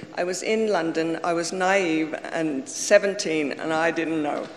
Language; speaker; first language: English; native; English